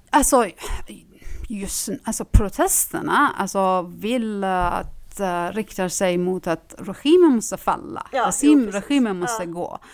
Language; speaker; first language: Swedish; non-native, fluent; Persian